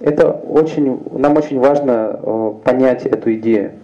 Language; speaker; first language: Russian; native; Russian